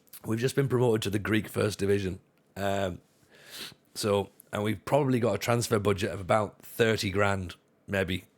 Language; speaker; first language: English; native; English